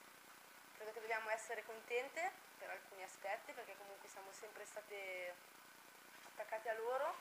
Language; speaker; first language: Italian; native; Italian